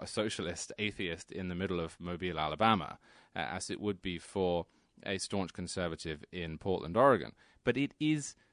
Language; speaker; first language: English; native; English